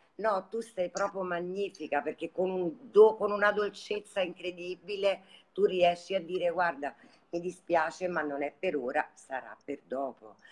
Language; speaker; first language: Italian; native; Italian